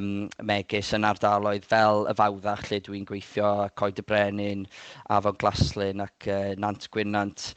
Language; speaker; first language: Welsh; native; Welsh